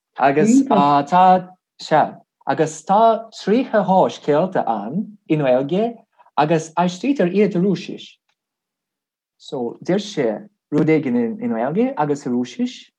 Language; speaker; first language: Irish; non-native, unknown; Russian